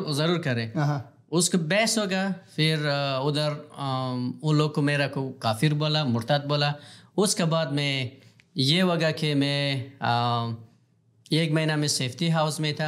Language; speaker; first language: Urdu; non-native, learner; Pashto